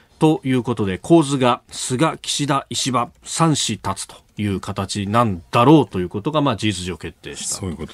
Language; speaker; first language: Japanese; native; Japanese